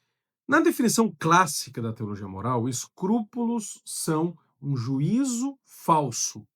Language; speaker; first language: Portuguese; native; Portuguese